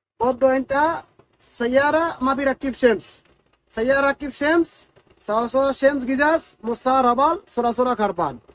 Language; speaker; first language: Arabic; non-native, learner; Bangla